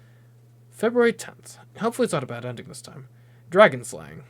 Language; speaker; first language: English; native; English